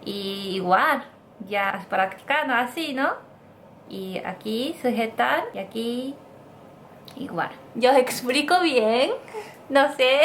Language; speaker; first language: Spanish; non-native, learner; Japanese